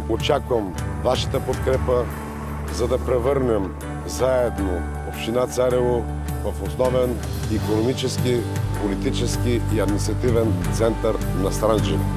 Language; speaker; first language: Bulgarian; native; Bulgarian